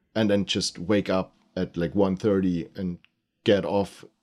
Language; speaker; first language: English; early bilingual, other home language; German